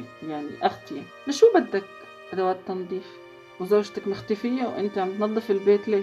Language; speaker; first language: Arabic; native; Arabic